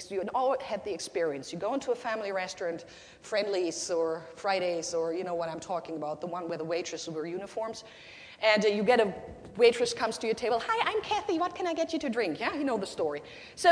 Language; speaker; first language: English; non-native, fluent; German